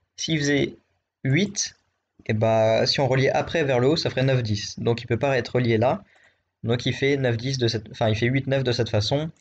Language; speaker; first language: French; native; French